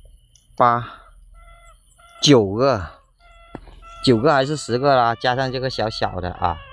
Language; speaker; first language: Chinese; native; Chinese